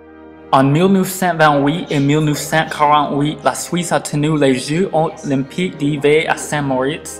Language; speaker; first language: French; non-native, learner; English